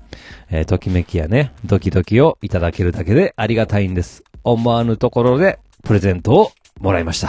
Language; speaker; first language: Japanese; native; Japanese